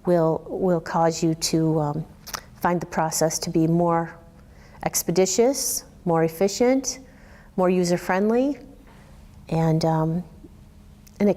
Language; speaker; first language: English; native; English